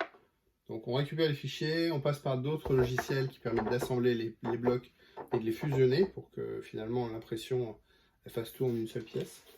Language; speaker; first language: French; native; French